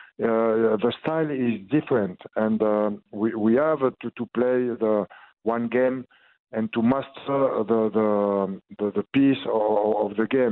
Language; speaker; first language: English; non-native, learner; French